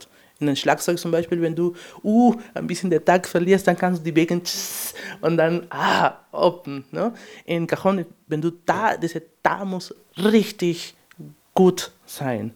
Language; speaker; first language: German; non-native, fluent; Spanish